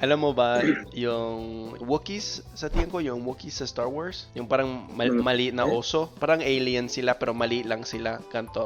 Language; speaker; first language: Filipino; non-native, fluent; English